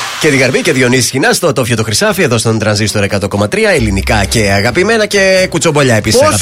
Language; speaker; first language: Greek; native; Greek